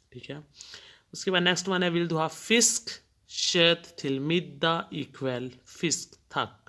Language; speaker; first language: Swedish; non-native, fluent; Hindi